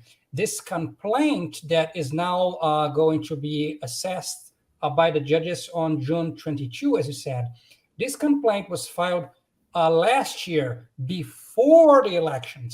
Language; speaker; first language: English; non-native, fluent; Portuguese